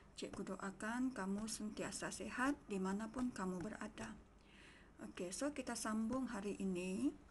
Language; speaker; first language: Malay; non-native, local second language; Iban